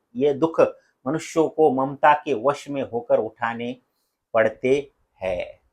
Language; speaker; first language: Hindi; non-native, local second language; Marathi